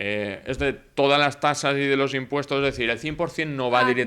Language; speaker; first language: Spanish; native; Spanish